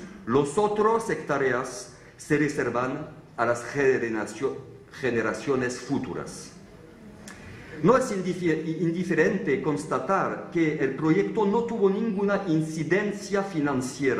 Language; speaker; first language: Spanish; non-native, fluent; French